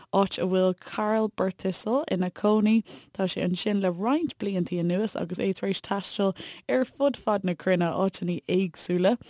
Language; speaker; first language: Irish; native; Irish